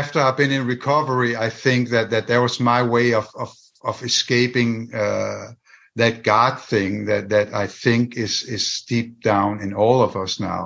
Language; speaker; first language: English; non-native, fluent; Danish